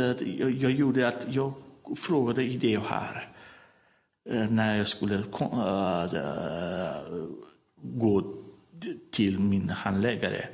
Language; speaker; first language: Swedish; non-native, learner; Persian